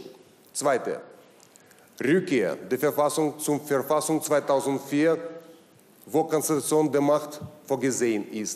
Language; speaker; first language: German; non-native, learner; Russian